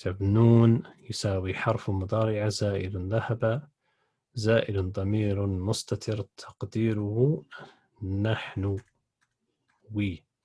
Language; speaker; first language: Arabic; non-native, fluent; English